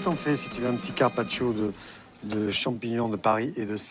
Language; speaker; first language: French; native; French